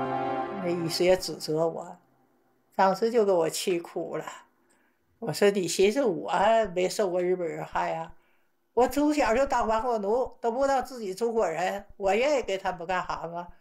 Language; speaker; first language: Chinese; native; Chinese